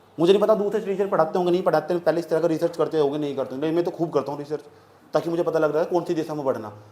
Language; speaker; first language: Hindi; native; Hindi